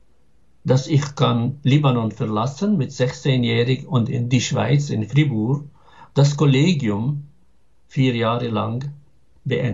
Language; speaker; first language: German; non-native, fluent; Arabic